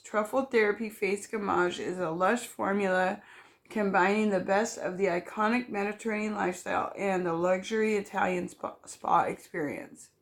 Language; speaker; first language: English; native; English